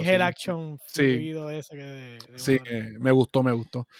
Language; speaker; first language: Spanish; native; Spanish